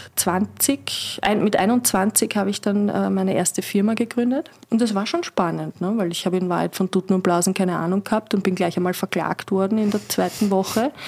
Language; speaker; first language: German; native; German